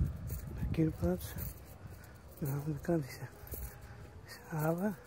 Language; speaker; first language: Dutch; non-native, learner; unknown